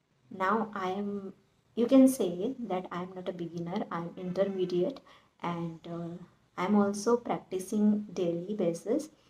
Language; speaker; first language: English; non-native, learner; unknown